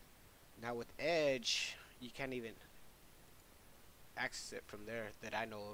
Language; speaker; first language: English; native; English